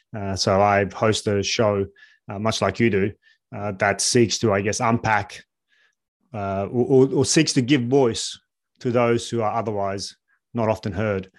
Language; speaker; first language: English; early bilingual, other home language; Bosnian